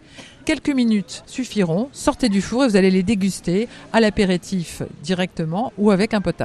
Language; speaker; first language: French; native; French